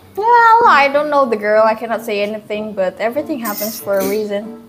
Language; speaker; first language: English; non-native, local second language; Filipino